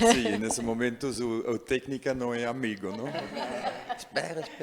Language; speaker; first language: Portuguese; non-native, learner; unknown